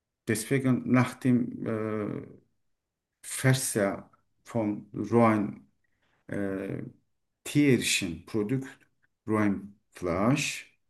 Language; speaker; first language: German; non-native, fluent; Turkish